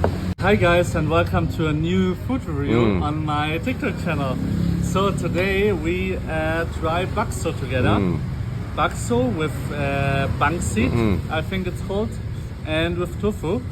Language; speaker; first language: English; non-native, fluent; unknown